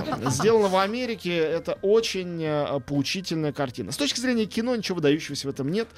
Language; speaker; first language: Russian; native; Russian